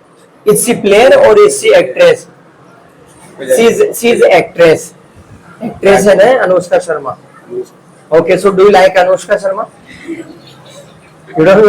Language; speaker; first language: English; non-native, fluent; Hindi